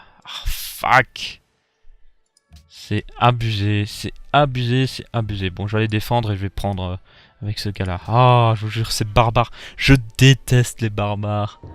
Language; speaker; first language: French; native; French